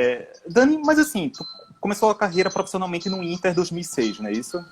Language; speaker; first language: Portuguese; native; Portuguese